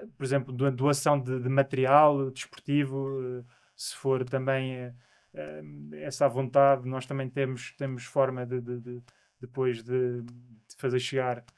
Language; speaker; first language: Portuguese; native; Portuguese